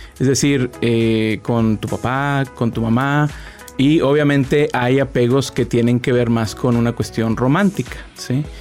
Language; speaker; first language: Spanish; native; Spanish